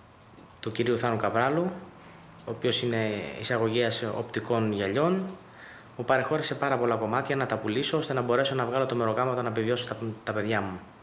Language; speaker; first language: Greek; native; Greek